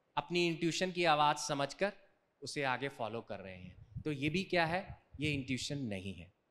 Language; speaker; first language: Hindi; native; Hindi